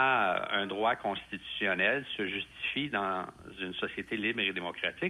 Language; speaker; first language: French; native; French